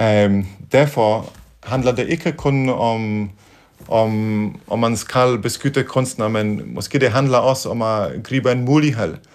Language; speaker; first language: Danish; non-native, fluent; Polish